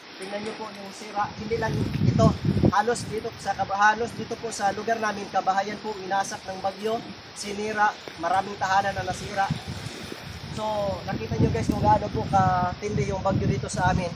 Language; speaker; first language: Filipino; non-native, local second language; Masbatenyo